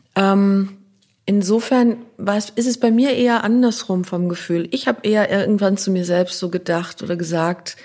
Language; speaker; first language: German; non-native, local second language; French